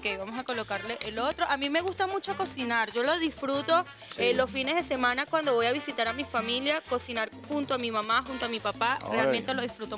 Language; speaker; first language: Spanish; native; Spanish